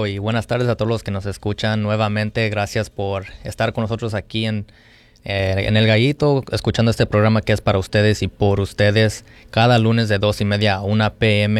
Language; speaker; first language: Spanish; early bilingual, heritage; Spanish